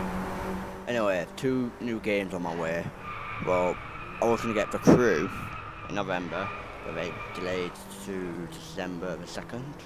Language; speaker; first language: English; native; English